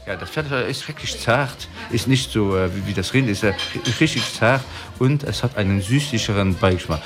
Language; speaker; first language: German; non-native, local second language; Luxembourgish